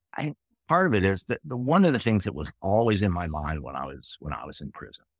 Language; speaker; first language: English; native; English